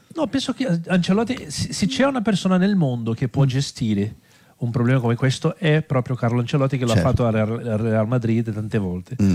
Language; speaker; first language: Italian; non-native, fluent; Portuguese